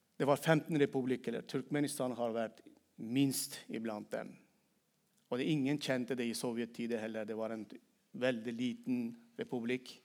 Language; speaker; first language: Norwegian; non-native, fluent; Turkmen